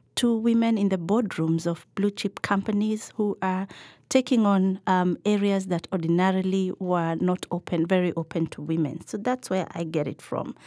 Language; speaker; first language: English; non-native, local second language; Kikuyu